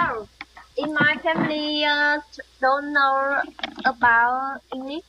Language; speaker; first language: English; non-native, learner; Vietnamese